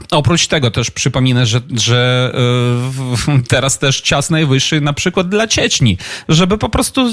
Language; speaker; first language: Polish; non-native, fluent; Ukrainian